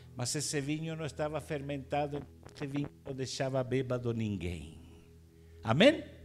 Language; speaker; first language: Portuguese; non-native, fluent; Spanish